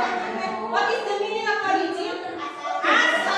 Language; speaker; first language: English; non-native, learner; Indonesian